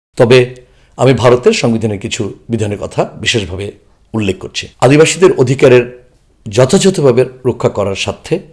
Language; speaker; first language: Bangla; non-native, local second language; Chakma